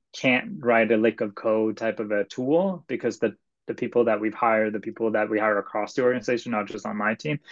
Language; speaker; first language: English; non-native, fluent; Swedish